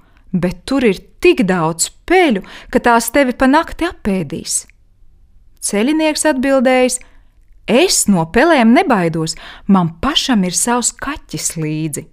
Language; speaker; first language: Latvian; native; Latvian